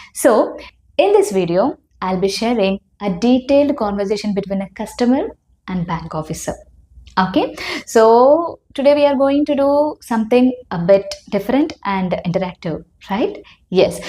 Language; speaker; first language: English; non-native, local second language; Telugu